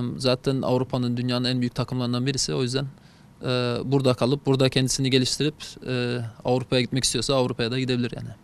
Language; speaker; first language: Turkish; early bilingual, heritage; Turkish